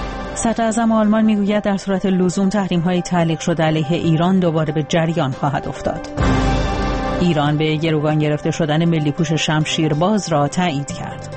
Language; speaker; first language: Persian; native; Persian